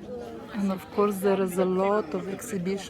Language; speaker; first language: English; non-native, learner; Romanian